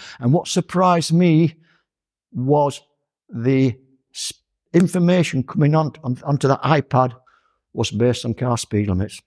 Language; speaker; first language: English; native; English